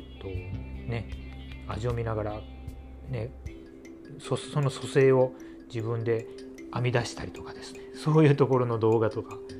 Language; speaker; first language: Japanese; native; Japanese